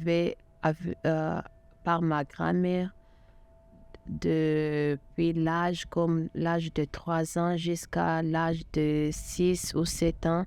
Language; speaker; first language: French; non-native, local second language; Kinyarwanda